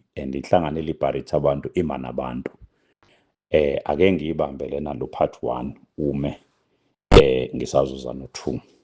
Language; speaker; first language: Zulu; native; Zulu